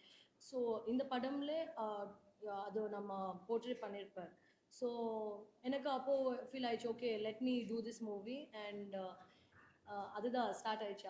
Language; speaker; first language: Tamil; non-native, learner; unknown